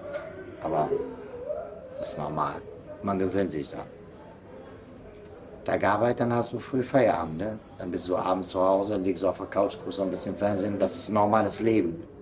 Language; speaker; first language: German; non-native, fluent; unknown